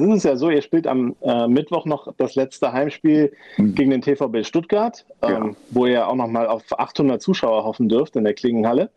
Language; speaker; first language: German; native; German